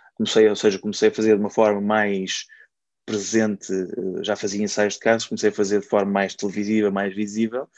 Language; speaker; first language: Portuguese; native; Portuguese